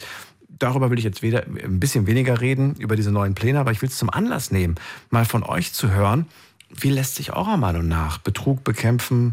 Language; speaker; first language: German; native; German